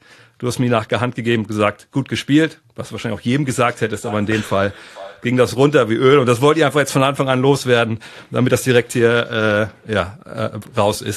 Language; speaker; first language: German; native; German